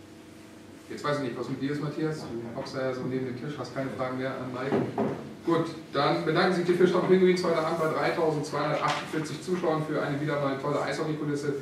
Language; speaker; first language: German; native; German